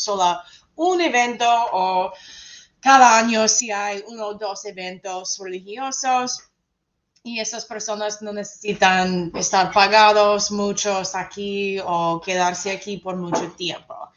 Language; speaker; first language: Spanish; non-native, fluent; English